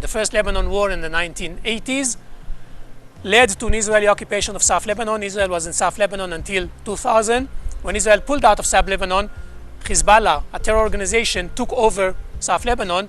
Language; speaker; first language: English; non-native, fluent; Hebrew